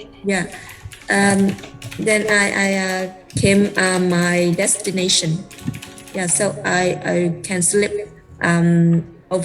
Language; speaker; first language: English; non-native, learner; Vietnamese